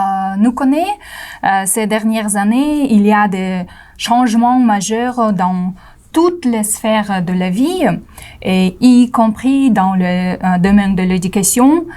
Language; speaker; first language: French; non-native, learner; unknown